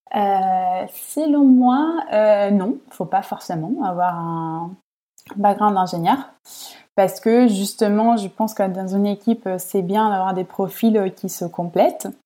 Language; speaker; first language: French; non-native, fluent; Italian